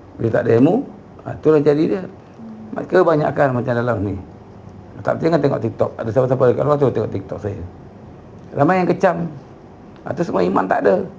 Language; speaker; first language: Malay; native; Malay